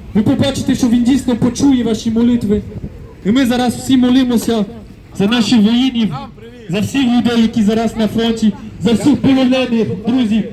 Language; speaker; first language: Ukrainian; non-native, fluent; French